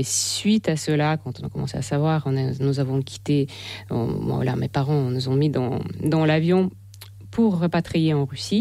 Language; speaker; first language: French; non-native, fluent; Russian